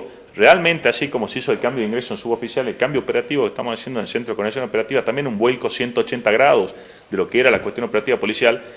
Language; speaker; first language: Spanish; native; Spanish